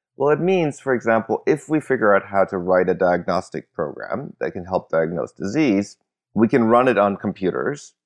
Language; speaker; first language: English; early bilingual, other home language; German